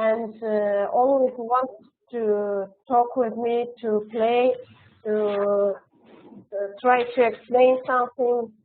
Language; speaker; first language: English; non-native, learner; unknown